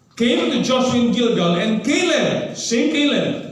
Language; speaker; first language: English; non-native, local second language; Filipino